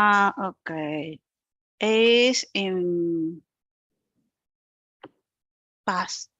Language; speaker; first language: English; non-native, learner; Spanish